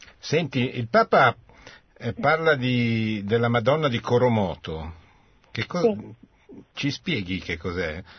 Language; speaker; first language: Italian; native; Italian